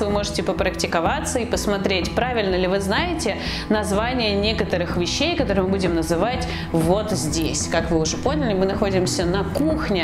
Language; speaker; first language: Russian; native; Russian